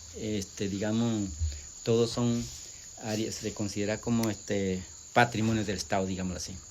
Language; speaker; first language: Spanish; non-native, local second language; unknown